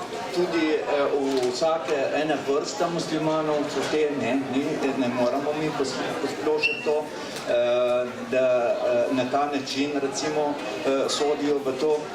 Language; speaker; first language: Slovenian; non-native, local second language; Arabic